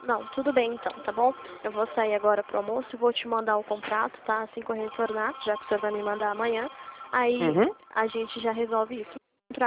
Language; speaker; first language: Portuguese; native; Portuguese